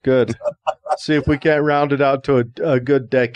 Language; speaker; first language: English; native; English